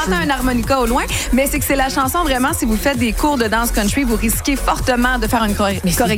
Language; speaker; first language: French; native; French